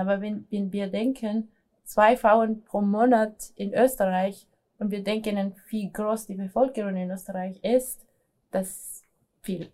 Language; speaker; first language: German; non-native, fluent; Spanish